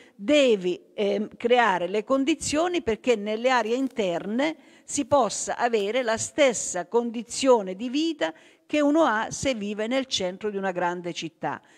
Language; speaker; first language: Italian; native; Italian